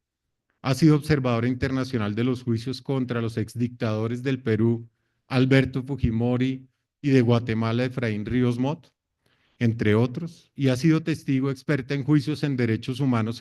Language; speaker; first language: Spanish; native; Spanish